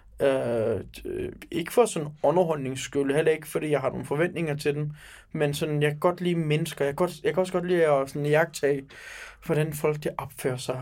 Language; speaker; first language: Danish; early bilingual, other home language; Turkish